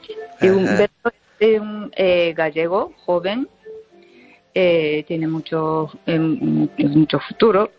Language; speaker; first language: Spanish; non-native, learner; Japanese